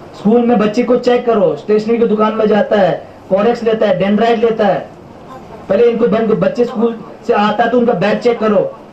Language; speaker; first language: Hindi; non-native, local second language; Manipuri